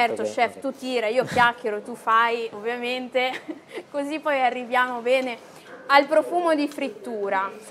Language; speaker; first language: Italian; native; Italian